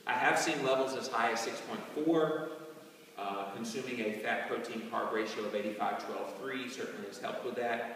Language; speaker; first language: English; native; English